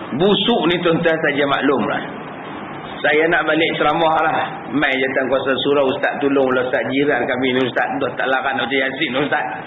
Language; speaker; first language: Malay; native; Malay